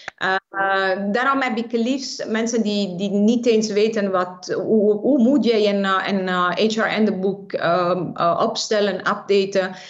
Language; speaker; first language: Dutch; non-native, fluent; Italian